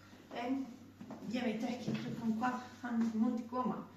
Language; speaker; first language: Icelandic; non-native, learner; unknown